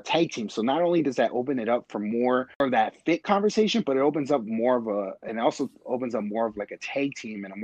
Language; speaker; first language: English; native; English